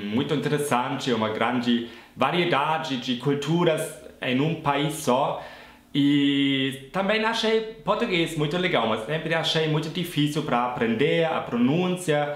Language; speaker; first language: English; non-native, fluent; German